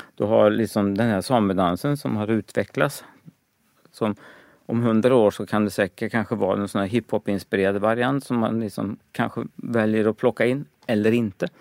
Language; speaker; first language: Swedish; native; Swedish